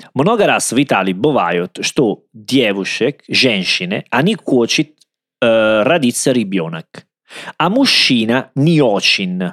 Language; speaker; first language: Russian; non-native, learner; Italian